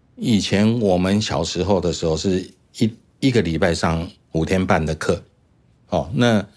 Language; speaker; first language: Chinese; native; Chinese